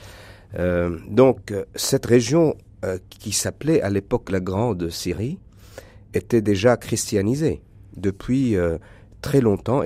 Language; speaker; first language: French; non-native, local second language; Arabic